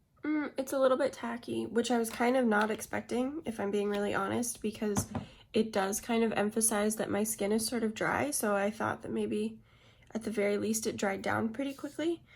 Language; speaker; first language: English; native; English